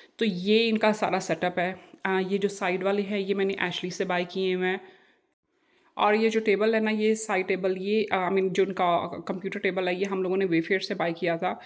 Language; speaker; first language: Urdu; non-native, local second language; Punjabi